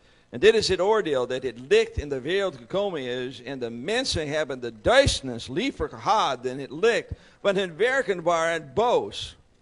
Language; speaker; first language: Dutch; non-native, learner; English